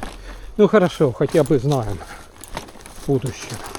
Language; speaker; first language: Russian; non-native, local second language; Estonian